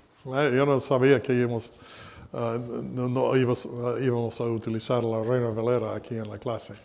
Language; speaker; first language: Spanish; non-native, fluent; English